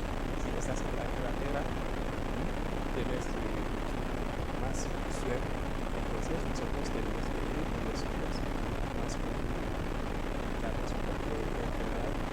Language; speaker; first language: Spanish; non-native, fluent; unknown